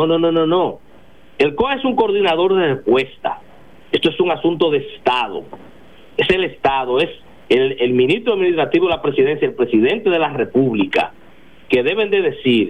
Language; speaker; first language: Spanish; native; Spanish